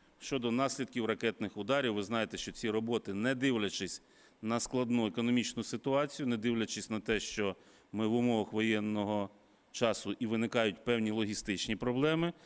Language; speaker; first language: Ukrainian; native; Ukrainian